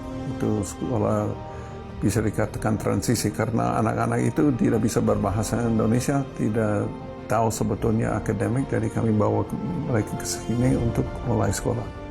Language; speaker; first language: Indonesian; non-native, fluent; English